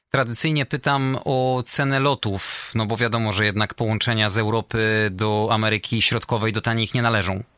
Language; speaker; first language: Polish; native; Polish